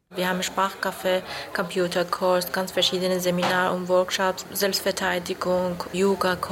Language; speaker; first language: German; non-native, fluent; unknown